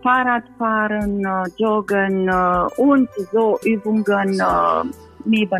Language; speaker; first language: German; non-native, fluent; Romanian